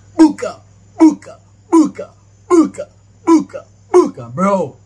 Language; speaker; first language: English; non-native, local second language; Jamaican Creole English